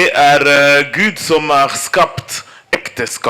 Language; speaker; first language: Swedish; non-native, learner; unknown